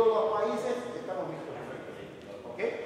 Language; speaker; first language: Spanish; non-native, fluent; Portuguese